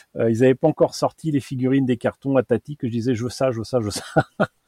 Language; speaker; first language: French; native; French